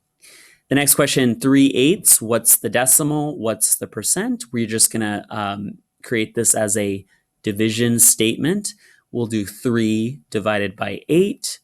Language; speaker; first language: English; native; English